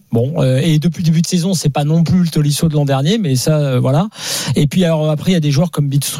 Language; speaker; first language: French; native; French